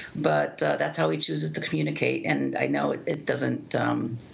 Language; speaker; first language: English; native; English